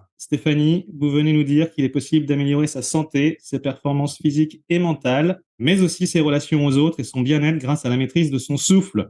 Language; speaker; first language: French; native; French